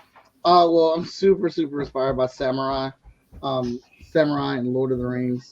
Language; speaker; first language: English; native; English